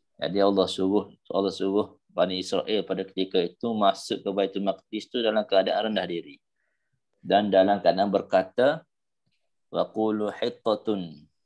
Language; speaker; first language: Malay; native; Malay